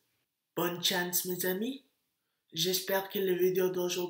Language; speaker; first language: French; non-native, learner; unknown